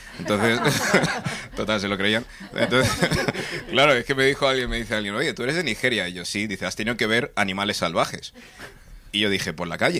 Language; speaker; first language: Spanish; early bilingual, other home language; English